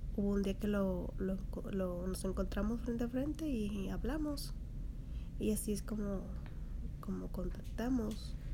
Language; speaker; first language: Spanish; native; Spanish